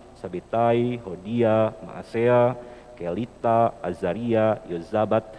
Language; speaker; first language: Indonesian; native; Indonesian